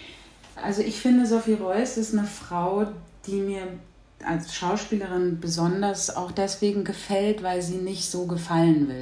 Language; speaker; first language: German; native; German